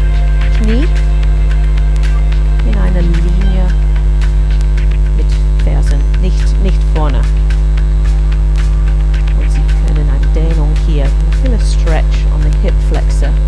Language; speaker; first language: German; non-native, learner; English